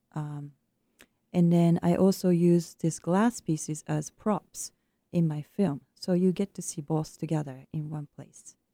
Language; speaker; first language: English; non-native, fluent; Japanese